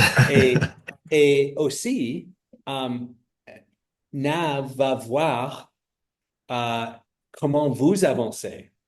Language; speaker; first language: French; non-native, fluent; English